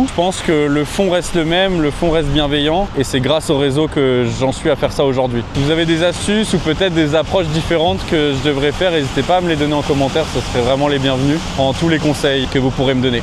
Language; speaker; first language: French; native; French